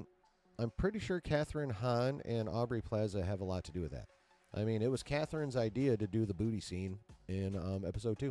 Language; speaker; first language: English; native; English